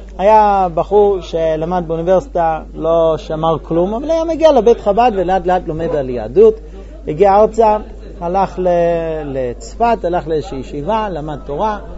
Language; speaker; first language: Hebrew; non-native, fluent; English